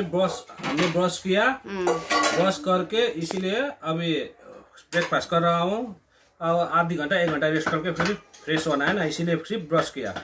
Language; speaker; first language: Hindi; non-native, local second language; Nepali